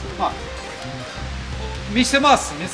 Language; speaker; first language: Japanese; non-native, fluent; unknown